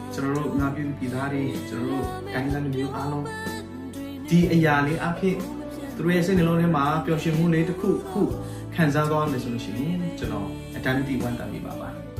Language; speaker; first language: Burmese; non-native, local second language; S'gaw Karen